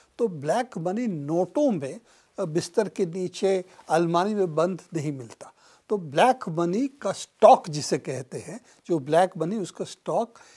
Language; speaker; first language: Hindi; non-native, local second language; Bangla